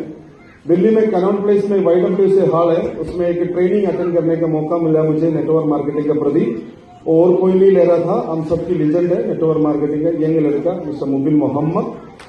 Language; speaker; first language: Hindi; non-native, local second language; Malayalam